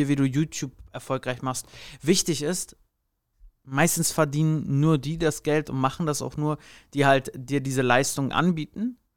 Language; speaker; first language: German; native; German